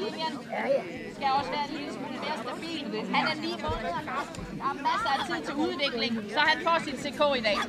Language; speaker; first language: Danish; native; Danish